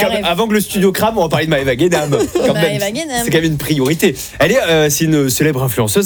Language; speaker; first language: French; native; French